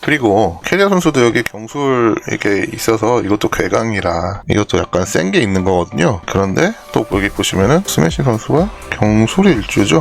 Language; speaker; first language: Korean; native; Korean